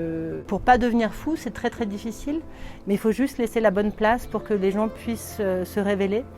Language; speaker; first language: French; native; French